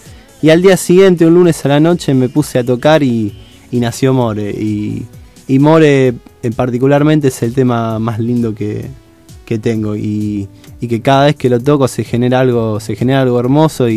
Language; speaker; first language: Spanish; native; Spanish